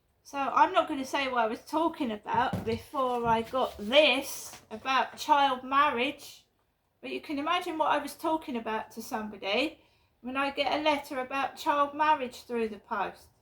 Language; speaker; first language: English; native; English